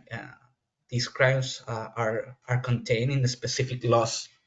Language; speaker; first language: English; non-native, fluent; Spanish